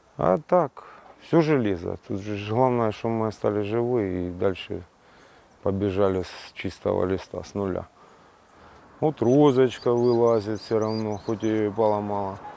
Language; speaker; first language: Russian; native; Russian